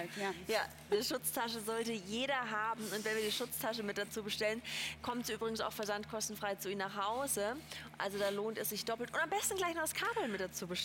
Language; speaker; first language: German; native; German